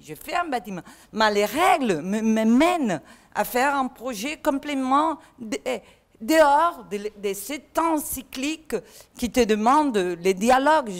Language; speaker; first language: French; non-native, learner; Catalan